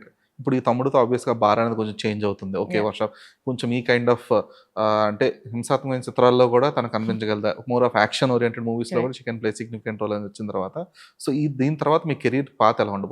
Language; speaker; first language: Telugu; native; Telugu